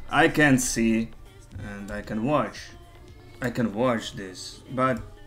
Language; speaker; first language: English; non-native, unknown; Ukrainian